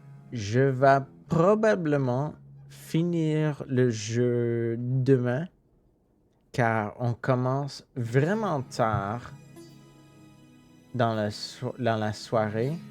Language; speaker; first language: French; non-native, local second language; English